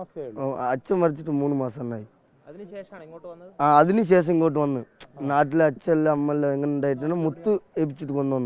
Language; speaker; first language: Malayalam; non-native, local second language; Tamil